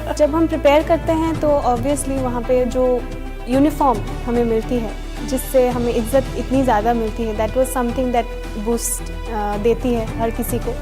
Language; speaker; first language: Hindi; non-native, local second language; Assamese